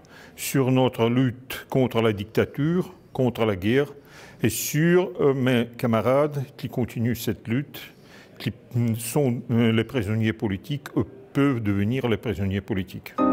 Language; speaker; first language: French; non-native, fluent; Russian